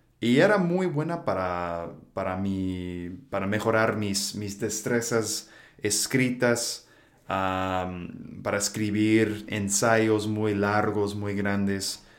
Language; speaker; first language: Spanish; non-native, fluent; English